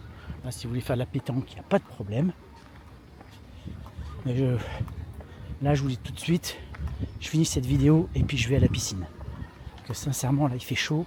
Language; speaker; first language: French; native; French